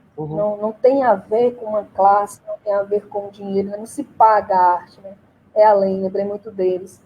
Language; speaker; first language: Portuguese; native; Portuguese